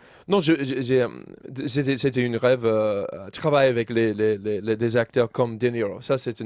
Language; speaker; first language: French; non-native, learner; English